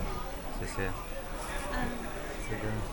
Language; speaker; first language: Chinese; non-native, learner; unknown